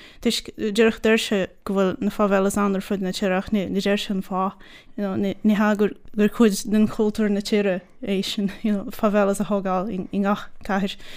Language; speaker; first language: Irish; non-native, fluent; Portuguese